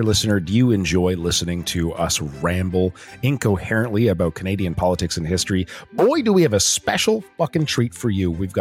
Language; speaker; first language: English; native; English